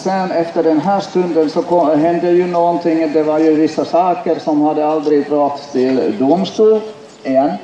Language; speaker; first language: Swedish; non-native, fluent; Finnish